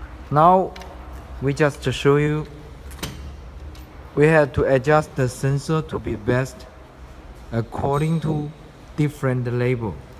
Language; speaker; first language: English; non-native, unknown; Chinese